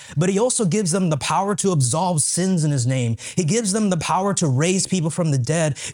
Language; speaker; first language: English; native; English